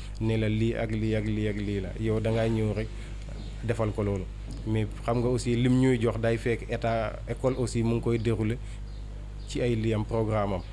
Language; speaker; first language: Wolof; native; Wolof